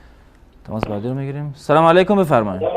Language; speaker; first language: Persian; native; Persian